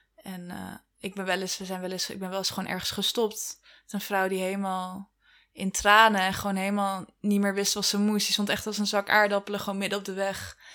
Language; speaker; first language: Dutch; native; Dutch